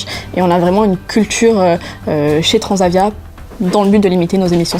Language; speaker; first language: French; native; French